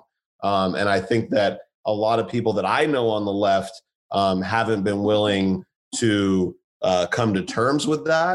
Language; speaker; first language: English; native; English